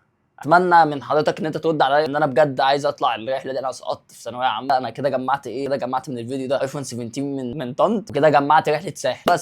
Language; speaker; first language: Arabic; native; Arabic